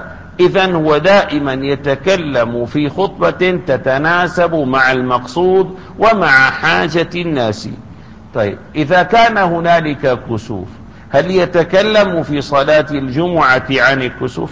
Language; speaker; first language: Arabic; native; Arabic